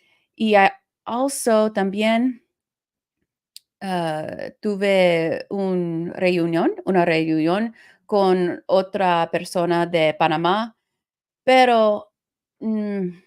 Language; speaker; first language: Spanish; non-native, learner; English